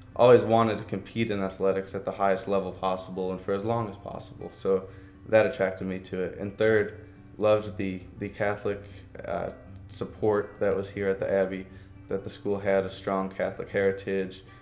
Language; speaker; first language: English; native; English